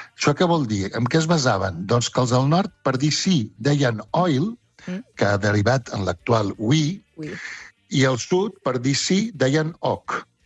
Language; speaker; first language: Catalan; native; Catalan